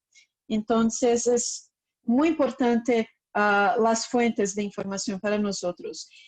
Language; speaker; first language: Spanish; non-native, learner; Portuguese